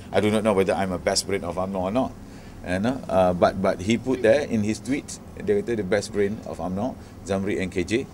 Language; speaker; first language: English; non-native, local second language; Malay